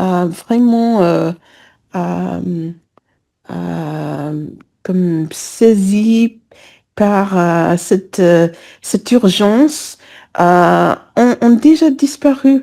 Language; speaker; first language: French; non-native, fluent; English